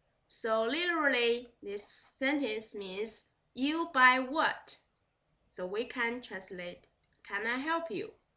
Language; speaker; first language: English; non-native, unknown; Chinese